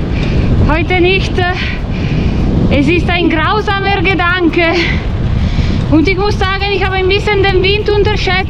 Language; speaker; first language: German; non-native, fluent; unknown